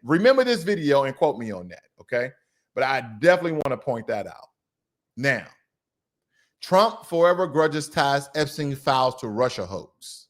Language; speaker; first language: English; native; English